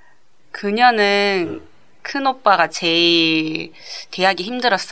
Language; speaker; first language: Korean; non-native, learner; Japanese